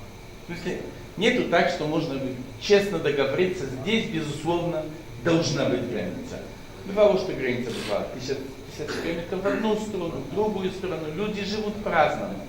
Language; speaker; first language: Russian; non-native, fluent; Polish